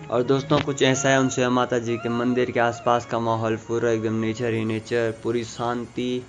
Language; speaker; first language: Hindi; native; Hindi